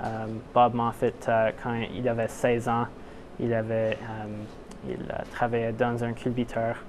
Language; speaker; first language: French; non-native, local second language; English